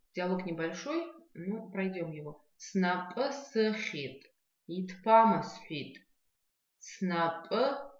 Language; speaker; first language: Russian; non-native, local second language; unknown